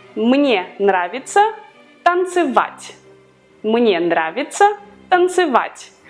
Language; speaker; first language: Russian; non-native, fluent; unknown